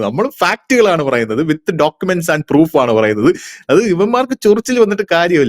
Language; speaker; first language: Malayalam; native; Malayalam